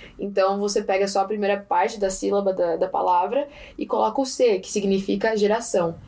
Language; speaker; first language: Portuguese; early bilingual, heritage; Portuguese